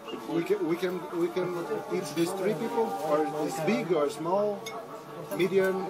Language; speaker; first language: English; non-native, learner; Portuguese